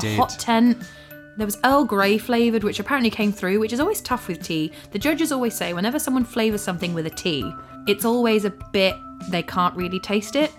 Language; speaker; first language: English; native; English